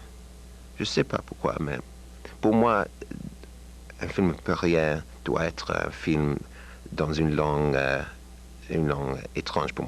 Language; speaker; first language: French; non-native, learner; English